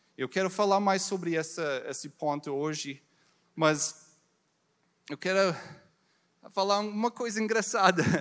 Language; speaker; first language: Portuguese; non-native, learner; English